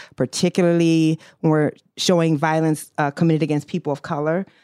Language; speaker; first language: English; native; English